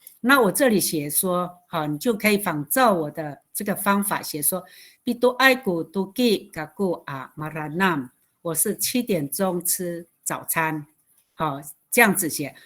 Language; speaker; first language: Chinese; non-native, local second language; Amis